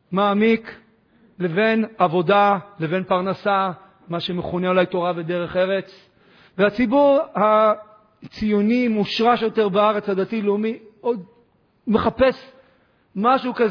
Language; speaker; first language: Hebrew; native; Hebrew